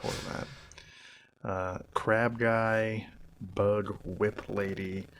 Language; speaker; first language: English; native; English